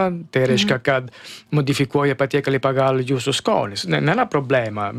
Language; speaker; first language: Lithuanian; non-native, learner; Italian